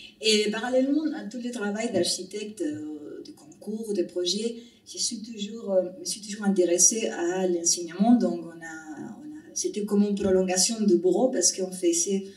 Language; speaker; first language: French; non-native, fluent; Spanish